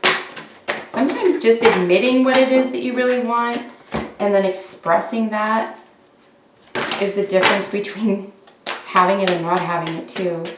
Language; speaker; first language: English; native; English